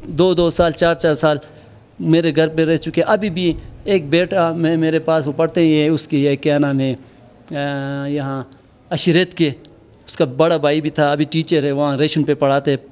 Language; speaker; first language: Urdu; non-native, local second language; Khowar